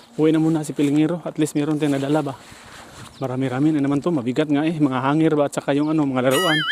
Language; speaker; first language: Filipino; non-native, local second language; Cebuano